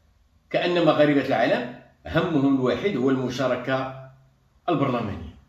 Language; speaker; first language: Arabic; native; Arabic